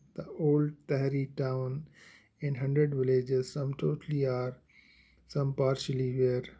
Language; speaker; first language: English; non-native, local second language; Urdu